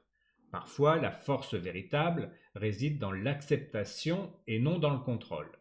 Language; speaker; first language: French; native; French